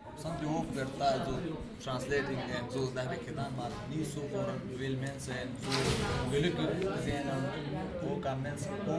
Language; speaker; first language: Dutch; non-native, learner; Pashto